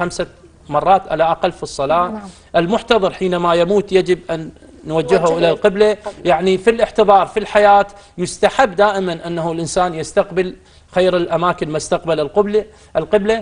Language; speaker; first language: Arabic; native; Arabic